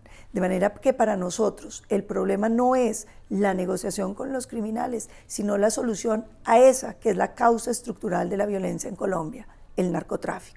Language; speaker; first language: Spanish; native; Spanish